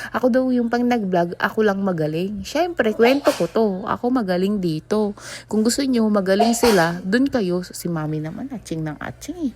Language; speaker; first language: Filipino; native; Filipino